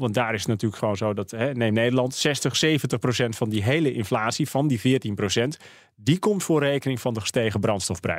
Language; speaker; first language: Dutch; native; Dutch